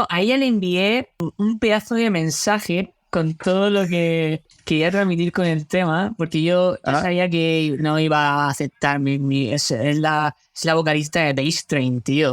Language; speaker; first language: Spanish; native; Spanish